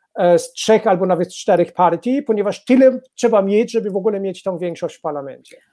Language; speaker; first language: Polish; non-native, fluent; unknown